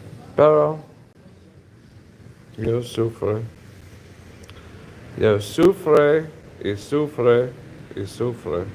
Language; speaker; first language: Spanish; non-native, learner; English